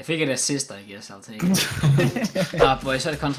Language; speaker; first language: Danish; native; Danish